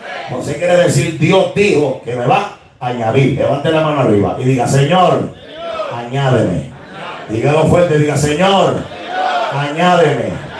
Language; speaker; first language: Spanish; early bilingual, heritage; Spanish